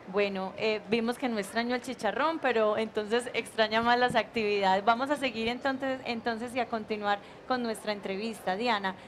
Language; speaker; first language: Spanish; native; Spanish